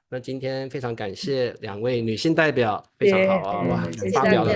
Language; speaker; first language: Chinese; native; Chinese